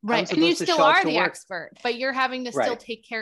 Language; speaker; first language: English; native; English